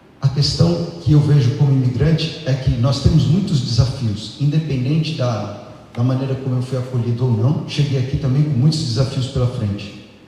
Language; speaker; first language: Portuguese; native; Portuguese